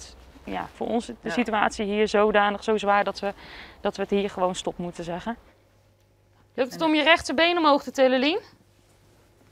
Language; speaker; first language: Dutch; native; Dutch